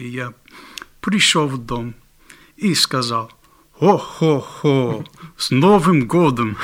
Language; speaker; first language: Russian; non-native, fluent; English